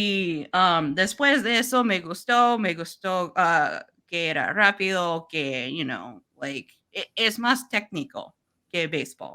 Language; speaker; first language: Spanish; non-native, learner; English